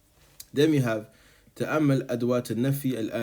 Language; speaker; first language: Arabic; non-native, fluent; English